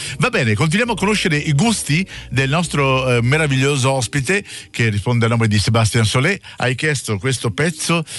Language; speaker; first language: Italian; native; Italian